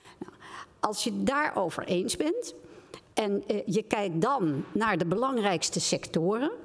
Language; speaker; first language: Dutch; native; Dutch